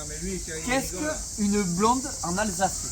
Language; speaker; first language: French; native; French